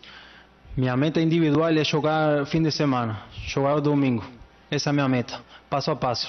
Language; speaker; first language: Portuguese; non-native, learner; Spanish